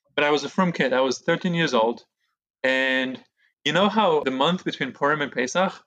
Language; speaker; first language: English; early bilingual, other home language; Hebrew